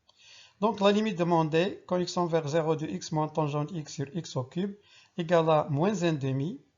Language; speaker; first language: French; non-native, local second language; Arabic